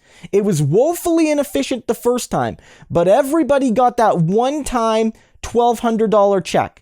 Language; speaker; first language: English; native; English